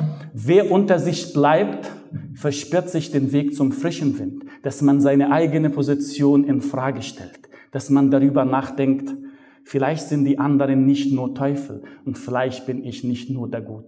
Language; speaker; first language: German; non-native, fluent; Arabic